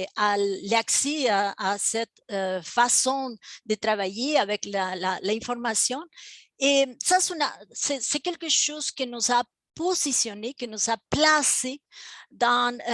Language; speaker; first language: French; non-native, fluent; Spanish